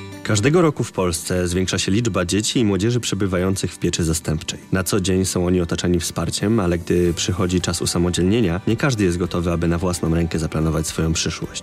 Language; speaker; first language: Polish; native; Polish